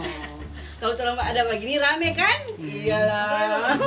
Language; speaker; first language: Indonesian; native; Indonesian